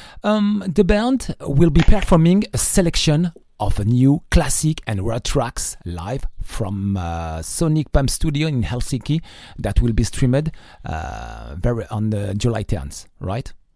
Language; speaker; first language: English; non-native, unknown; French